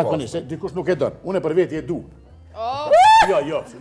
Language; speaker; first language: Albanian; native; Albanian